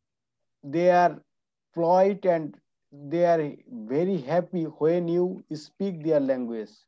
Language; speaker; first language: English; non-native, learner; Bangla